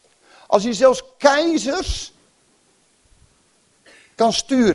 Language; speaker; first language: Dutch; native; Dutch